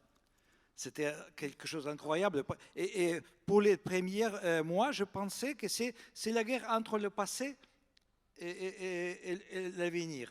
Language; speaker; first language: French; non-native, fluent; Russian